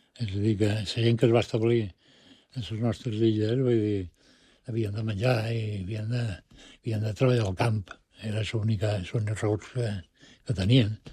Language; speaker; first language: Catalan; early bilingual, other home language; Spanish